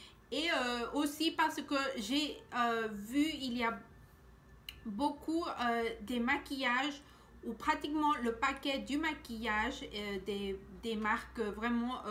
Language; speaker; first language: French; non-native, learner; Spanish